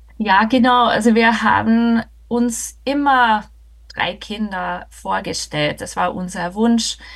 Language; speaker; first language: German; non-native, fluent; English